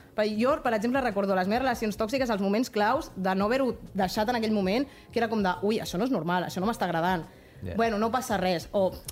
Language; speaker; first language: Catalan; non-native, local second language; Spanish